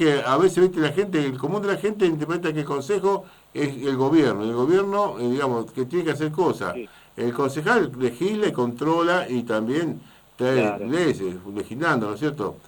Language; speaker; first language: Spanish; native; Spanish